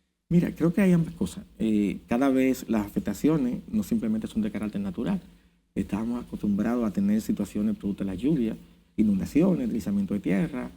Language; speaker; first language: Spanish; native; Spanish